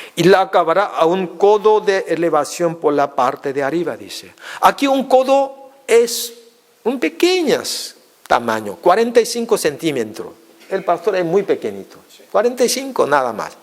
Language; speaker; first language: Spanish; non-native, fluent; Korean